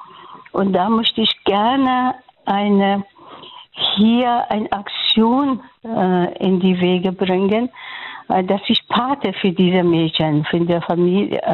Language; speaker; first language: German; non-native, fluent; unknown